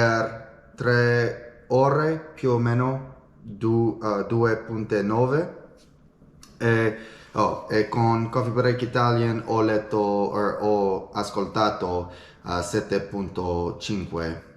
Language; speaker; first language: Italian; non-native, learner; English